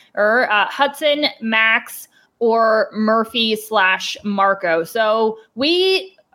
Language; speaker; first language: English; native; English